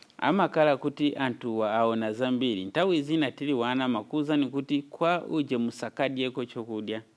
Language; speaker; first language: Nyanja; non-native, fluent; Nyankole